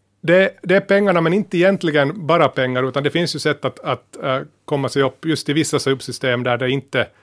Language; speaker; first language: Swedish; native; Swedish